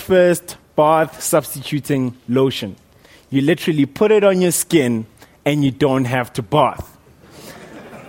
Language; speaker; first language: English; non-native, local second language; Northern Sotho